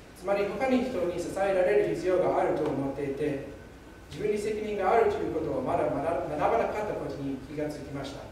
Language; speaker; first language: Japanese; non-native, fluent; English